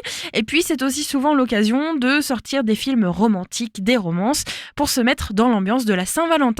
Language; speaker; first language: French; native; French